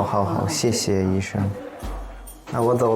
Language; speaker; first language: Chinese; non-native, fluent; English